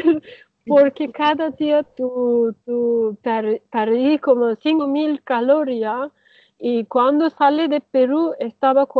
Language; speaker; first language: Spanish; non-native, learner; Turkish